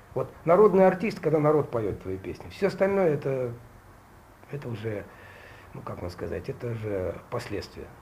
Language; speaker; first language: Russian; native; Russian